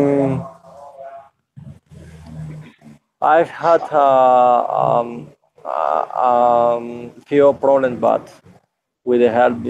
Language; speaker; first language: English; non-native, learner; Spanish